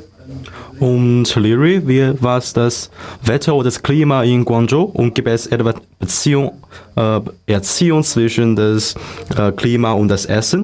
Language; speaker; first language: German; non-native, learner; Chinese